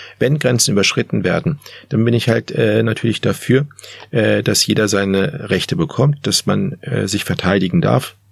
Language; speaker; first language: German; early bilingual, other home language; Turkish